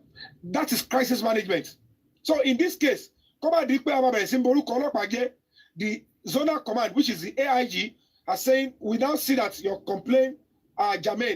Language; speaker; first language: English; non-native, local second language; Yoruba